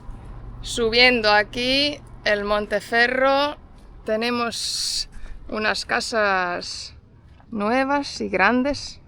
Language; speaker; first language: Spanish; non-native, fluent; Portuguese